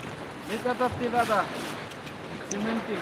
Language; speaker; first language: Arabic; non-native, learner; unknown